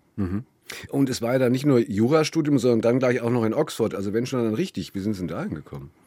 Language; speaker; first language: German; native; German